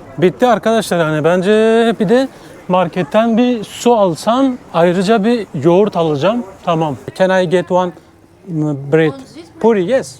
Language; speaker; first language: Turkish; native; Turkish